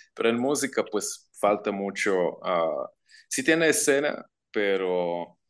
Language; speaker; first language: Spanish; non-native, fluent; Croatian